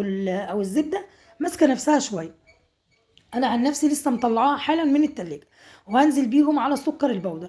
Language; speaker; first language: Arabic; native; Arabic